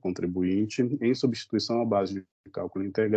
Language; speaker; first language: Portuguese; native; Portuguese